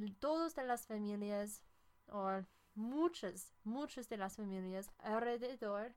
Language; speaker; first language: Spanish; non-native, fluent; English